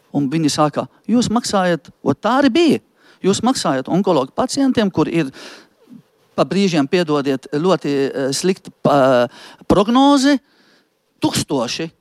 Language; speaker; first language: Latvian; non-native, fluent; Arabic